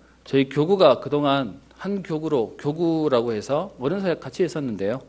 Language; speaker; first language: Korean; native; Korean